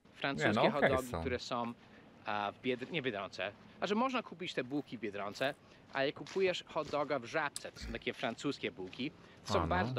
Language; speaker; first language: Polish; non-native, fluent; English